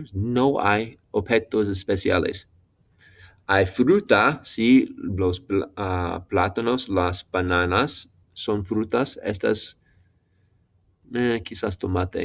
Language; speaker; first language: Spanish; non-native, fluent; English